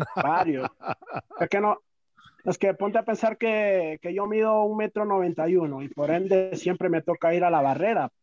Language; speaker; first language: Spanish; native; Spanish